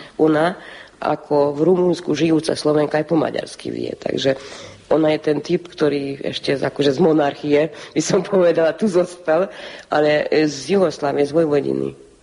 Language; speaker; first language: Slovak; early bilingual, heritage; Slovak